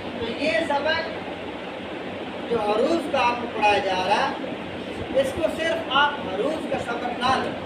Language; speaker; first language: Urdu; native; Urdu